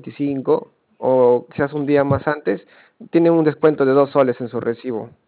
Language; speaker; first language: Spanish; native; Spanish